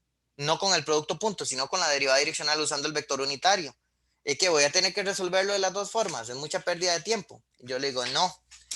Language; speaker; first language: Spanish; native; Spanish